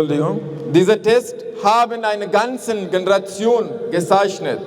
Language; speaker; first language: German; non-native, learner; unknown